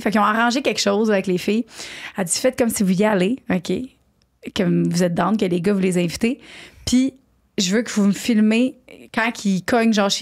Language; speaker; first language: French; native; French